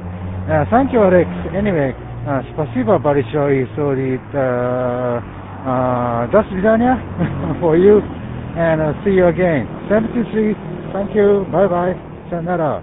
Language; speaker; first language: English; non-native, learner; Japanese